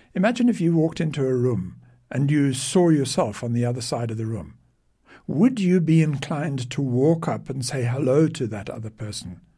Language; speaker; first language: English; native; English